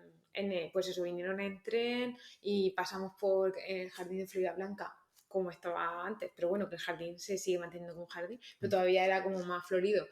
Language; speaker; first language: Spanish; native; Spanish